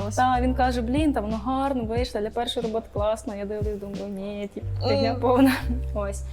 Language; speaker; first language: Ukrainian; non-native, local second language; Romanian